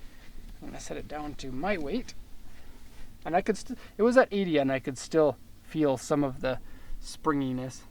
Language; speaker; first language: English; native; English